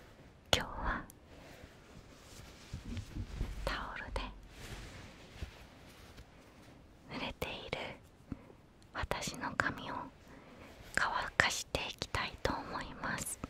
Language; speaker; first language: Japanese; non-native, fluent; Korean